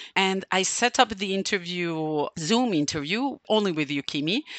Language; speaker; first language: English; non-native, fluent; Serbian